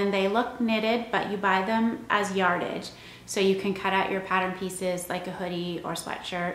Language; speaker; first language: English; native; English